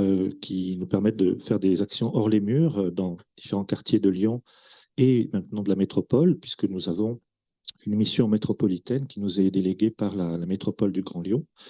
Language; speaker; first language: French; native; French